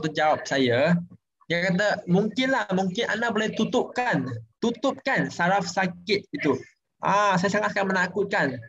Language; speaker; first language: Malay; non-native, local second language; Chinese